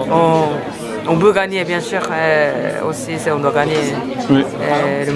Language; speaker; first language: French; non-native, learner; Japanese